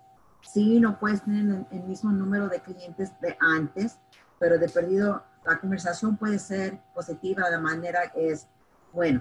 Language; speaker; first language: Spanish; early bilingual, heritage; Spanish